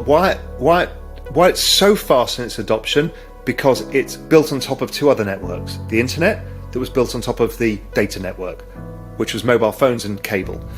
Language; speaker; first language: English; native; English